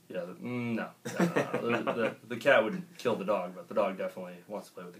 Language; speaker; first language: English; native; English